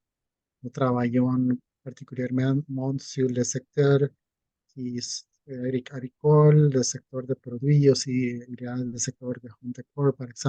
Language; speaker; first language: French; non-native, fluent; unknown